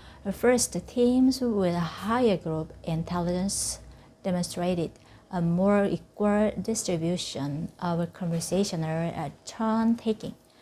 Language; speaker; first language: English; non-native, fluent; Korean